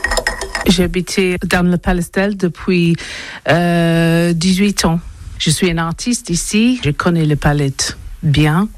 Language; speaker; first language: French; non-native, learner; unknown